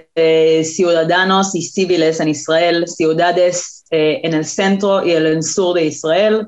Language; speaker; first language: Spanish; non-native, fluent; Hebrew